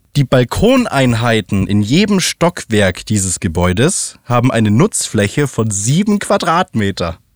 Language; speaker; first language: German; native; German